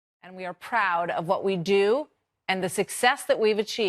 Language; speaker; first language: English; native; English